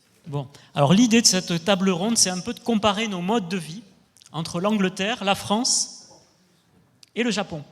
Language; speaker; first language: French; native; French